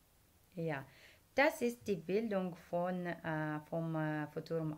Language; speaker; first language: German; non-native, fluent; Ukrainian